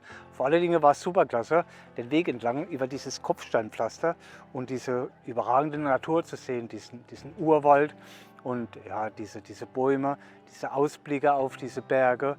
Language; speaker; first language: German; native; German